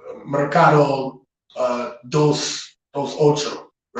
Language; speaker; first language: Spanish; non-native, learner; English